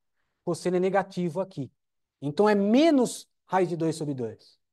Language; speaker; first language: Portuguese; native; Portuguese